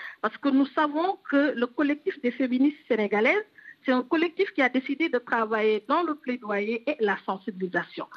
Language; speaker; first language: French; non-native, local second language; Wolof